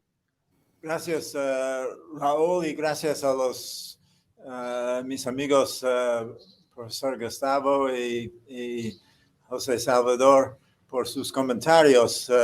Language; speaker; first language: Spanish; non-native, fluent; English